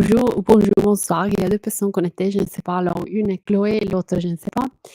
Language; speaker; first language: French; non-native, fluent; Italian